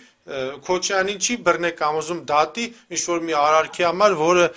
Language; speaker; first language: Armenian; native; Armenian